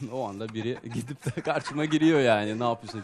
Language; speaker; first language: Turkish; non-native, fluent; Russian